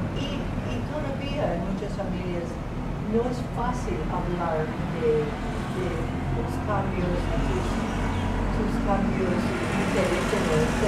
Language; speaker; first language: Spanish; non-native, fluent; English